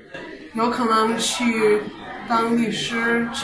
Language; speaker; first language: Chinese; early bilingual, heritage; Chinese